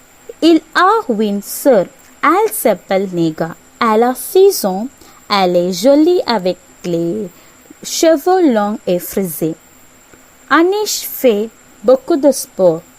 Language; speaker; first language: French; non-native, learner; Tamil